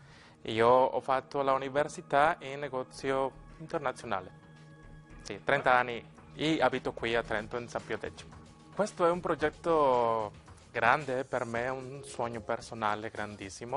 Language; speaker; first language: Italian; non-native, learner; Spanish